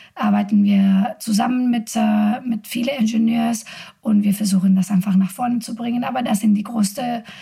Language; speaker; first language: German; non-native, fluent; Spanish